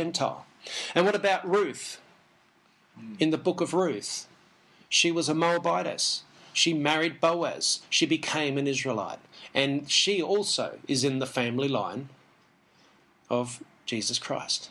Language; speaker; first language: English; native; English